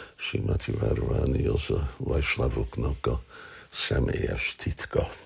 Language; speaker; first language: Hungarian; early bilingual, heritage; Hungarian